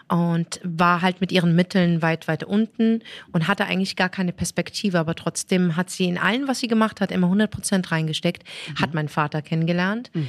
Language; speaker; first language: German; early bilingual, other home language; Arabic